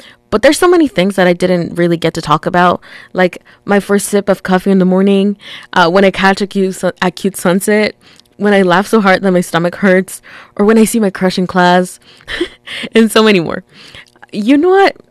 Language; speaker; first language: English; early bilingual, other home language; Spanish